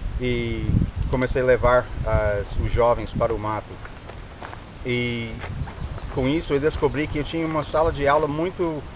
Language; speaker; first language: Portuguese; non-native, fluent; English